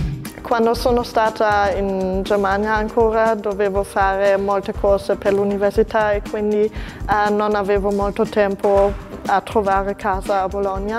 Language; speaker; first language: Italian; non-native, learner; German